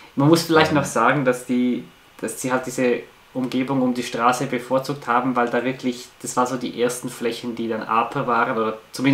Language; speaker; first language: German; native; German